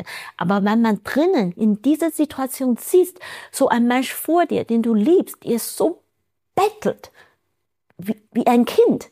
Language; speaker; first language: German; non-native, fluent; Chinese